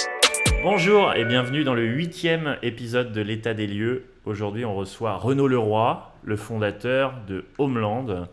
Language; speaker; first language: French; native; French